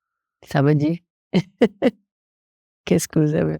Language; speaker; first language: French; non-native, fluent; Portuguese